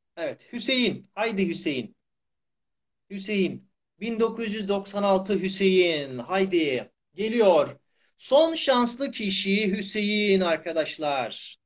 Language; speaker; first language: Turkish; native; Turkish